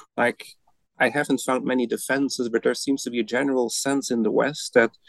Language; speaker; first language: English; non-native, fluent; Dutch